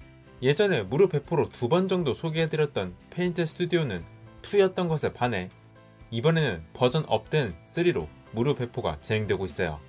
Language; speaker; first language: Korean; native; Korean